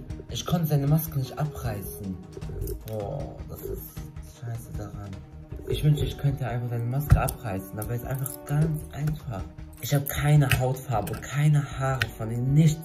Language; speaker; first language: German; early bilingual, other home language; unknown